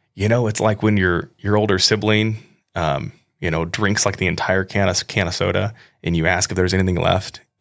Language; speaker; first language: English; native; English